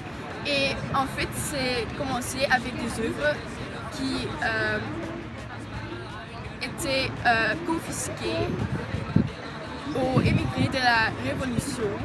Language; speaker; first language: French; non-native, learner; Dutch